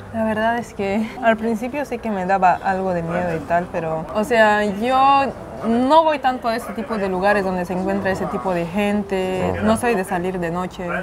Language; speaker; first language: Spanish; non-native, local second language; Russian